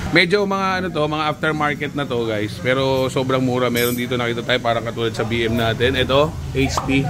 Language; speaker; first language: Filipino; native; Filipino